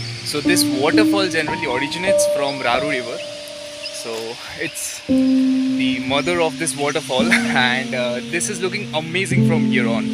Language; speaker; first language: English; non-native, local second language; Bangla